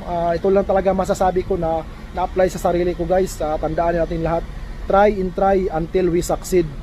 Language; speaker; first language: Filipino; non-native, local second language; Cebuano